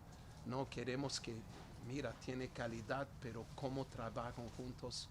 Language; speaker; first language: Spanish; non-native, fluent; Portuguese